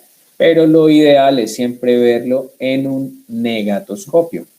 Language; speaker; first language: Spanish; native; Spanish